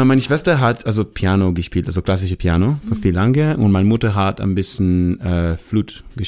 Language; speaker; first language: German; non-native, fluent; Hebrew